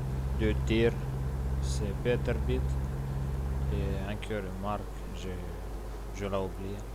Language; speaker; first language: French; non-native, learner; Romanian